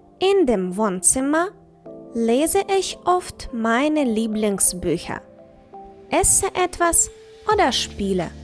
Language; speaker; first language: German; non-native, fluent; Ukrainian